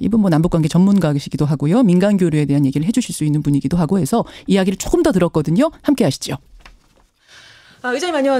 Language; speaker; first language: Korean; native; Korean